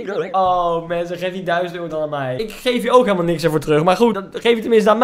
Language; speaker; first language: Dutch; native; Dutch